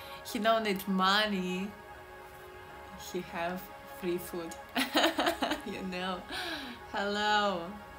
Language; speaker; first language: English; non-native, learner; Russian